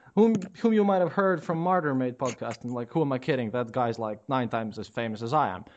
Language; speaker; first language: English; non-native, fluent; Latvian